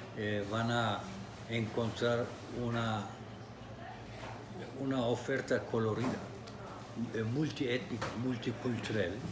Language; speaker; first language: Spanish; non-native, fluent; Turkish